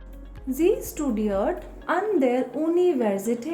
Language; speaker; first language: German; non-native, fluent; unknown